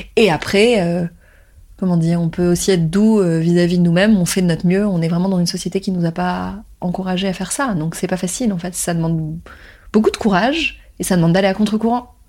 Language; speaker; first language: French; native; French